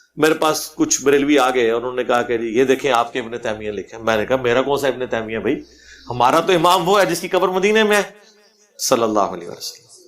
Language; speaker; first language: Urdu; non-native, local second language; Punjabi